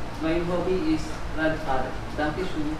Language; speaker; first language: German; non-native, learner; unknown